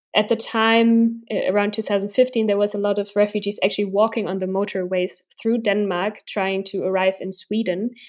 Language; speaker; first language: English; non-native, fluent; German